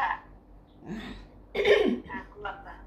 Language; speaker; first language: Indonesian; non-native, local second language; Javanese